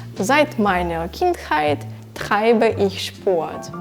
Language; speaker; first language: German; non-native, fluent; Ukrainian